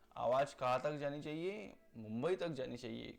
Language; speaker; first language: Hindi; non-native, local second language; Marathi